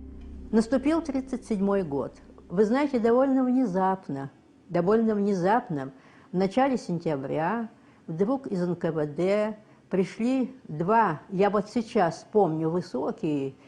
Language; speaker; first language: Russian; native; Russian